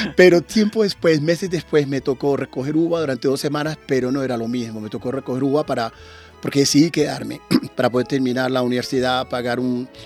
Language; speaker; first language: Spanish; native; Spanish